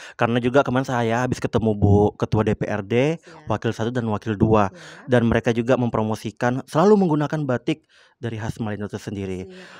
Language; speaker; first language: Indonesian; native; Indonesian